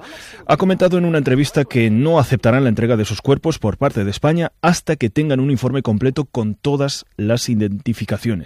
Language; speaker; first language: Spanish; native; Spanish